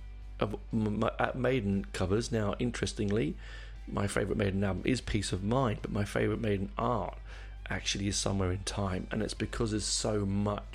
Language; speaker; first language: English; native; English